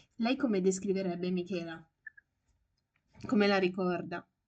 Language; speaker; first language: Italian; native; Italian